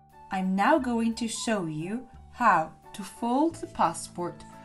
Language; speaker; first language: English; non-native, fluent; Italian